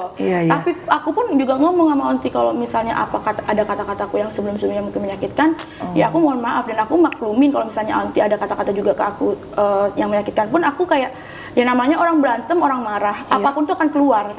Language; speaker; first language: Indonesian; native; Indonesian